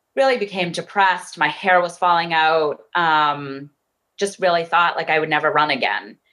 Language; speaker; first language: English; native; English